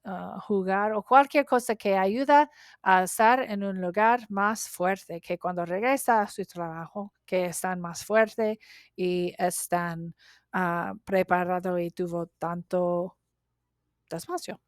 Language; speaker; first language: Spanish; non-native, learner; English